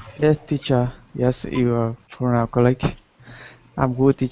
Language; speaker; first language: English; non-native, learner; Vietnamese